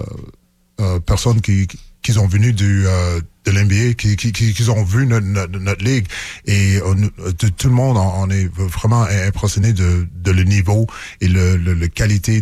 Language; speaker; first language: French; non-native, local second language; English